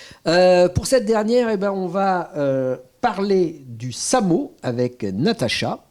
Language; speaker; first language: French; native; French